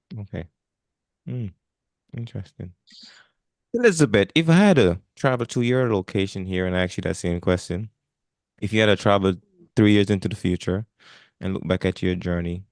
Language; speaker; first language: English; non-native, fluent; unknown